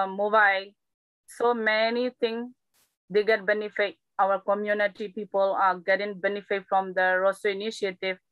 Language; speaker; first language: English; non-native, learner; Burmese